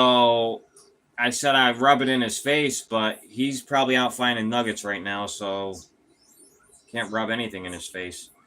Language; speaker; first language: English; native; English